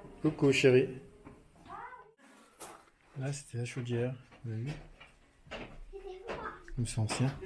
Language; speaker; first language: French; native; French